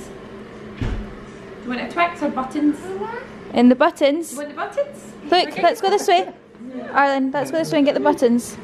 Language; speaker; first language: English; native; English